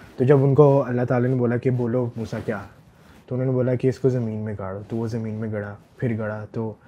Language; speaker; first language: Urdu; early bilingual, heritage; Urdu